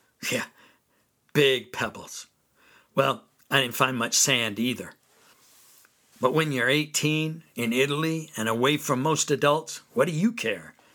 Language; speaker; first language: English; native; English